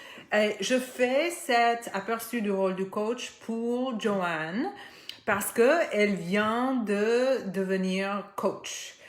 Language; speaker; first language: French; non-native, fluent; Spanish